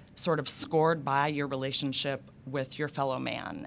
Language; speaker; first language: English; native; English